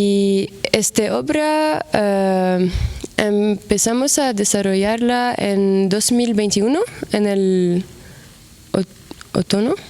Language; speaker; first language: Spanish; non-native, fluent; Arabic